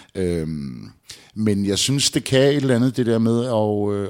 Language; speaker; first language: Danish; native; Danish